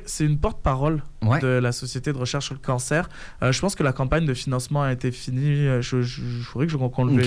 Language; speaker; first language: French; native; French